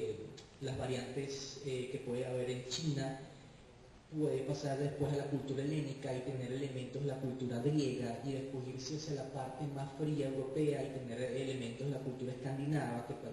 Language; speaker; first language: Spanish; native; Spanish